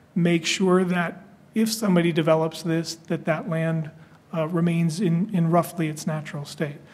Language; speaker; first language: English; native; English